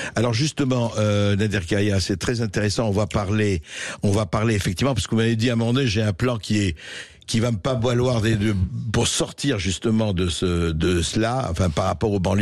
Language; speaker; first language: French; native; French